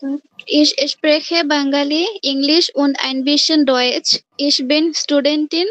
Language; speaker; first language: German; non-native, learner; Bangla